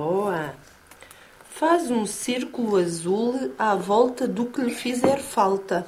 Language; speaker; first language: Portuguese; native; Portuguese